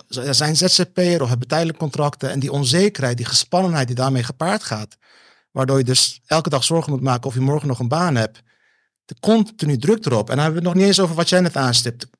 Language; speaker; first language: Dutch; early bilingual, other home language; Turkish